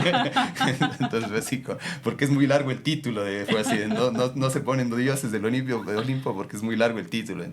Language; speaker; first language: Spanish; native; Spanish